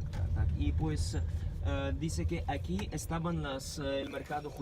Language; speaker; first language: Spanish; non-native, fluent; Ukrainian